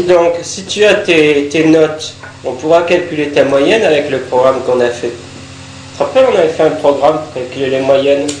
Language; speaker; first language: French; native; French